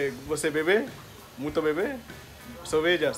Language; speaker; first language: Portuguese; non-native, learner; Malay